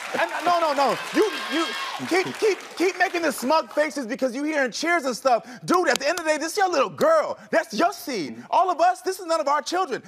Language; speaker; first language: English; native; English